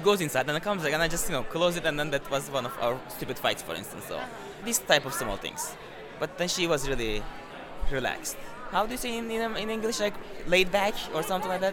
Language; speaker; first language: English; non-native, fluent; Turkish